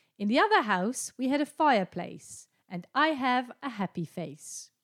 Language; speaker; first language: English; non-native, fluent; Dutch